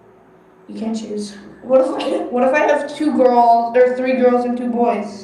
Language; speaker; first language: English; native; English